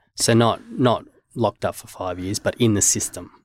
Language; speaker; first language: English; native; English